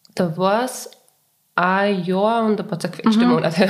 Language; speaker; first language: German; native; German